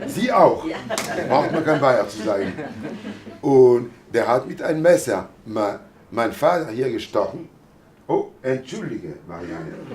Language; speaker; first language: German; non-native, fluent; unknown